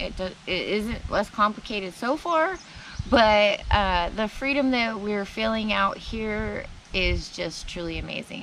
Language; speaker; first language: English; native; English